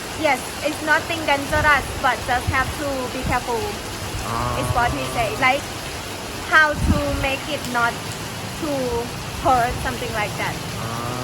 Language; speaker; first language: English; non-native, learner; Thai